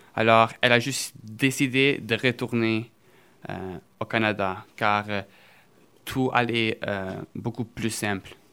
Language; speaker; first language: French; early bilingual, other home language; Portuguese